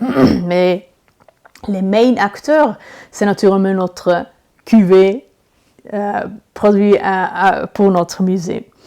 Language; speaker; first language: French; non-native, learner; Italian